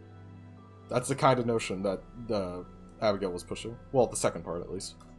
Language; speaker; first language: English; native; English